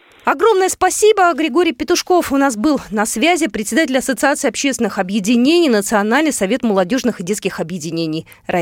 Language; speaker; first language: Russian; native; Russian